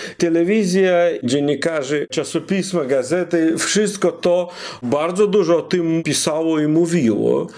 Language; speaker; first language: Polish; non-native, fluent; Russian